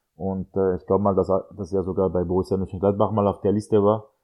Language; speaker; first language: German; non-native, fluent; French